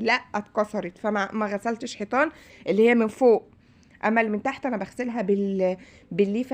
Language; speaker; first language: Arabic; native; Arabic